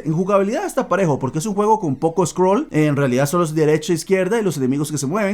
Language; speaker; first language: Spanish; native; Spanish